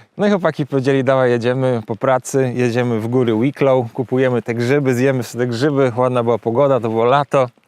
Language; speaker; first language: Polish; native; Polish